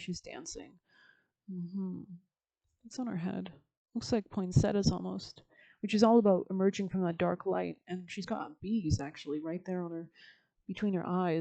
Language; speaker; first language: English; native; English